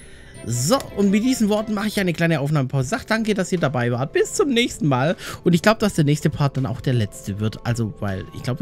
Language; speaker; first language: German; native; German